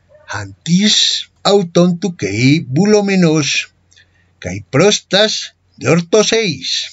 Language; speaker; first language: Greek; non-native, fluent; Spanish